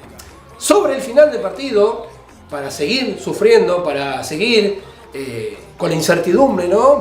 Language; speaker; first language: Spanish; native; Spanish